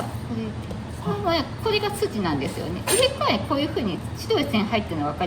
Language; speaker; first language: Japanese; native; Japanese